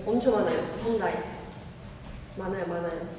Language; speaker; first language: Korean; non-native, learner; Portuguese